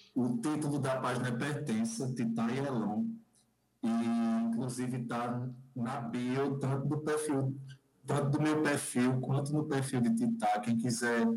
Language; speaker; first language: Portuguese; native; Portuguese